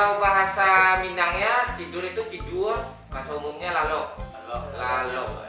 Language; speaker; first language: Indonesian; non-native, local second language; Minangkabau